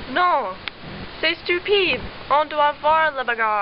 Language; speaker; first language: French; non-native, learner; English